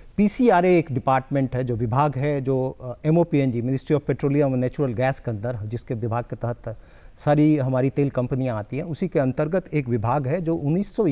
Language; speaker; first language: Hindi; native; Hindi